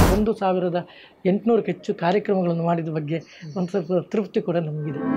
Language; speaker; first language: Kannada; native; Kannada